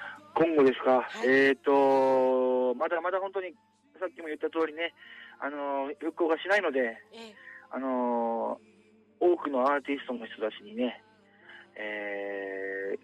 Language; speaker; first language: Japanese; native; Japanese